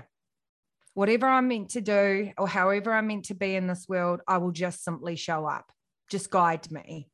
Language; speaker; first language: English; native; English